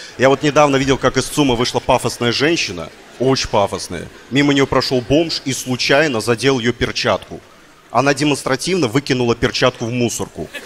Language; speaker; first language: Russian; native; Russian